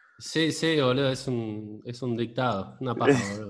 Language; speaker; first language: Spanish; native; Spanish